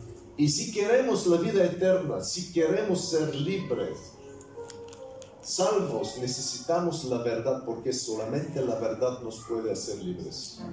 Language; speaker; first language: Spanish; non-native, fluent; Bulgarian